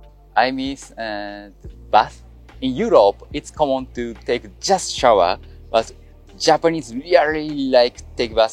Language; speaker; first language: English; non-native, learner; Japanese